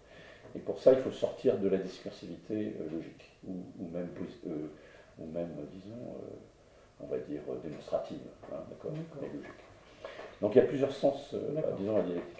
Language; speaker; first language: French; native; French